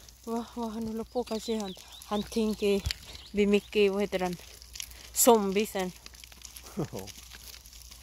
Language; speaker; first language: Swedish; non-native, learner; Cebuano